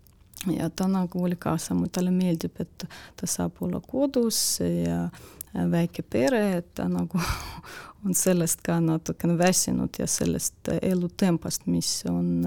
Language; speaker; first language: Estonian; non-native, local second language; Russian